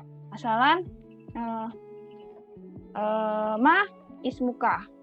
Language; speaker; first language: Arabic; non-native, learner; Indonesian